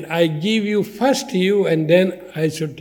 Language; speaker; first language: English; non-native, learner; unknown